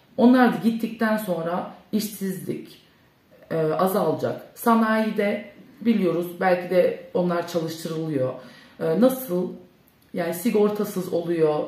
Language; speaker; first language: Turkish; early bilingual, heritage; Turkish